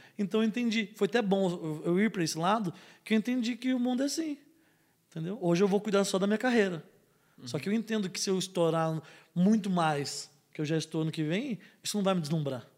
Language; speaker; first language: Portuguese; native; Portuguese